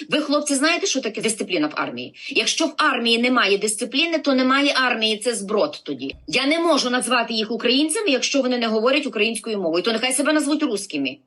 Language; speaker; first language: Ukrainian; native; Ukrainian